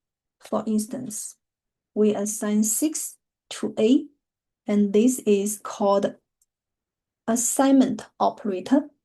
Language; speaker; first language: English; non-native, fluent; Chinese